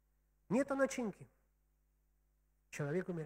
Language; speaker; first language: Russian; native; Russian